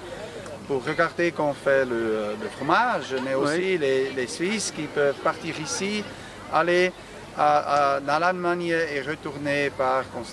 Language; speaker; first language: French; non-native, local second language; German